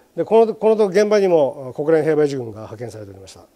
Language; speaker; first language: Japanese; native; Japanese